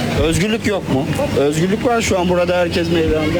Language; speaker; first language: Turkish; native; Turkish